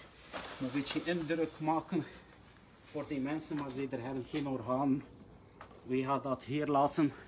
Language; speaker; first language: Dutch; non-native, learner; Arabic